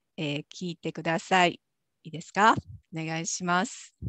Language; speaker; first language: Japanese; native; Japanese